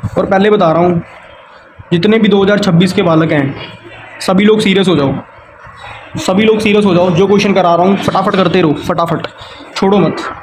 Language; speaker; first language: Hindi; native; Hindi